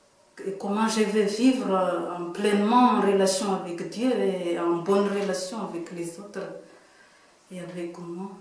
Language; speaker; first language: French; non-native, local second language; Malagasy